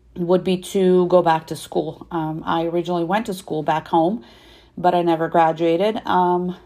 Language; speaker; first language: English; non-native, fluent; Russian